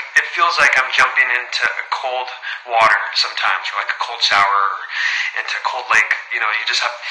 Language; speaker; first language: English; early bilingual, other home language; Spanish